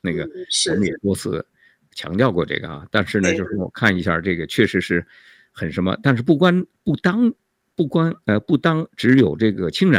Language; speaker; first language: Chinese; native; Chinese